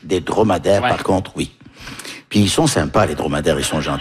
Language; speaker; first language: French; early bilingual, heritage; French